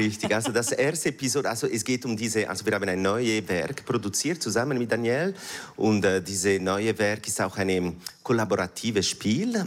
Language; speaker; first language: German; non-native, fluent; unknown